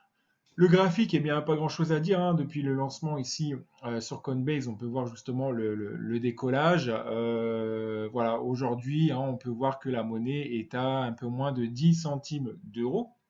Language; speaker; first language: French; native; French